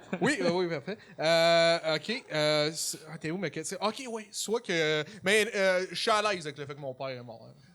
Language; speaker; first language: French; native; French